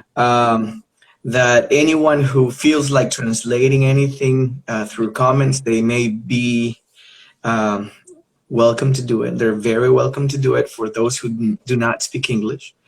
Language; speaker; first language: English; non-native, fluent; Spanish